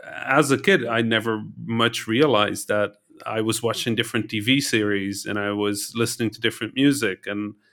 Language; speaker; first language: English; early bilingual, heritage; Dutch